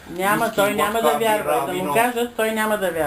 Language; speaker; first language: Bulgarian; native; Bulgarian